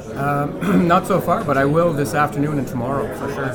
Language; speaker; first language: English; non-native, fluent; Hebrew